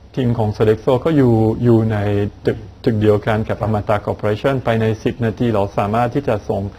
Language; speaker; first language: Thai; non-native, fluent; French